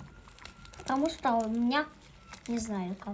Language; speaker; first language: Russian; non-native, local second language; Kazakh